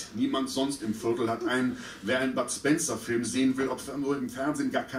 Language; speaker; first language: German; native; German